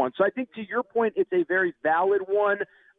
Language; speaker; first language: English; native; English